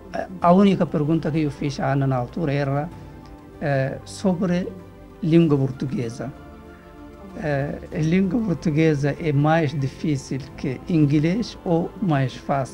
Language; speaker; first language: Portuguese; non-native, learner; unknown